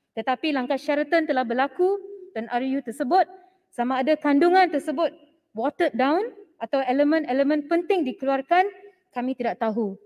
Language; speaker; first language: Malay; non-native, local second language; Tamil